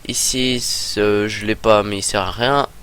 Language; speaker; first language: French; native; French